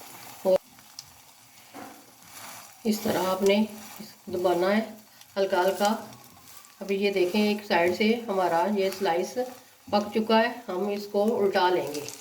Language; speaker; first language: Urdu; non-native, local second language; Punjabi